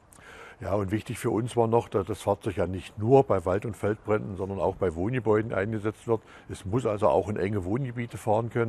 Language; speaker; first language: German; native; German